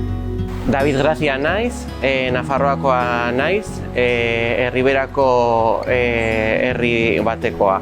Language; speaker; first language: Basque; non-native, local second language; Spanish